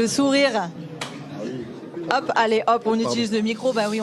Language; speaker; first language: French; native; French